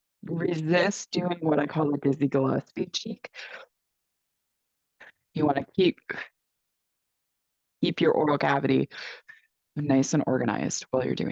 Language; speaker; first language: English; native; English